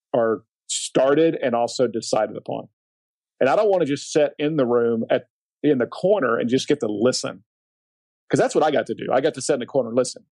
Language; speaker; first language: English; native; English